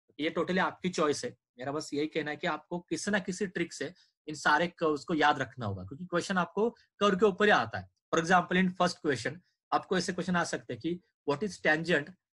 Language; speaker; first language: Hindi; non-native, local second language; Marathi